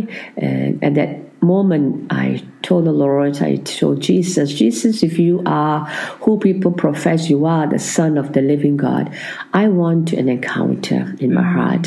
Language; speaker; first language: English; non-native, local second language; Tamil